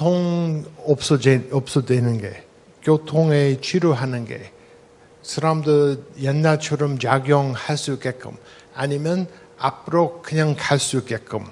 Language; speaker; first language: Korean; non-native, fluent; English